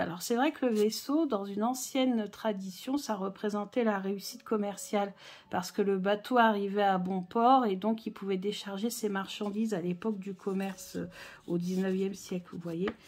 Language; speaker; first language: French; native; French